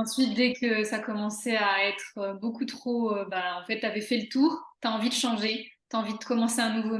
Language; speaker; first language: French; native; French